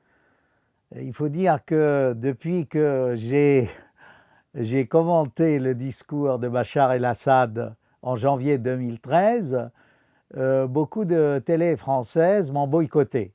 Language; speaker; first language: French; non-native, fluent; Arabic